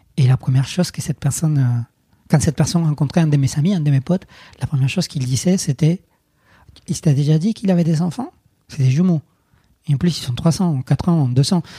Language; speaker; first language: French; non-native, fluent; Spanish